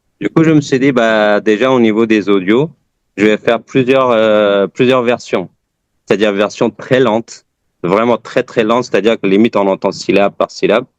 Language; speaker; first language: French; early bilingual, other home language; Persian